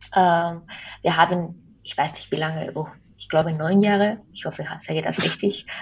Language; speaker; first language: German; non-native, fluent; Spanish